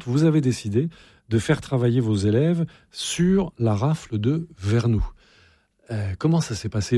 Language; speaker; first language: French; native; French